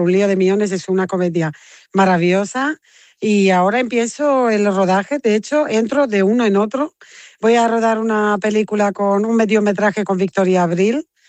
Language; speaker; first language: Spanish; non-native, fluent; Romanian